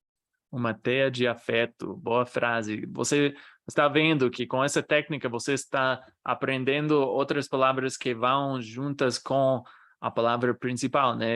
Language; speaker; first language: Portuguese; non-native, fluent; English